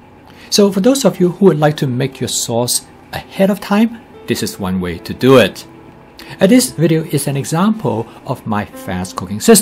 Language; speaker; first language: English; non-native, fluent; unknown